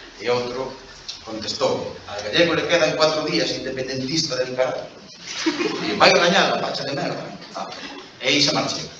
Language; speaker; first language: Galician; non-native, local second language; Spanish